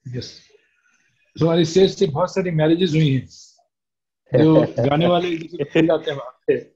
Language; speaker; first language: Hindi; native; Hindi